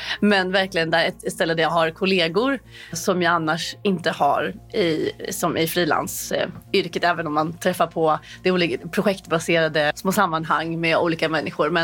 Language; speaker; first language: Swedish; native; Swedish